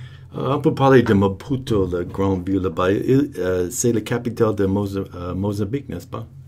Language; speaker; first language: French; non-native, learner; English